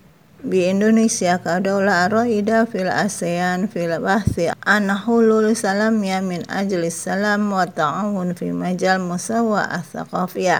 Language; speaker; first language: Arabic; non-native, learner; Indonesian